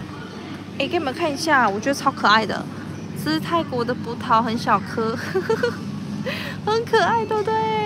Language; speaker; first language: English; non-native, learner; Chinese